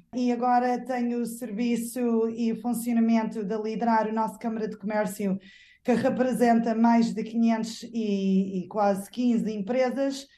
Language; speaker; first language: Portuguese; non-native, fluent; English